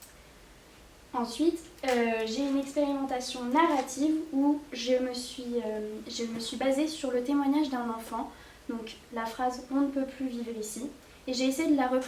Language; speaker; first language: French; native; French